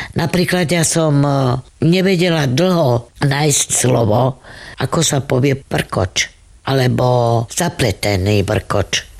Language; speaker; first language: Slovak; non-native, local second language; Romany